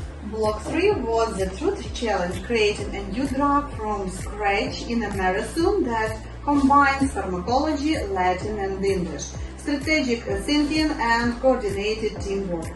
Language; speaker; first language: English; non-native, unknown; Ukrainian